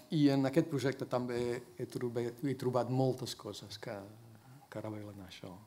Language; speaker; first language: Catalan; non-native, fluent; English